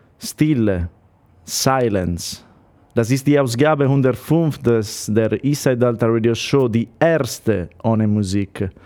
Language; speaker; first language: German; non-native, fluent; Italian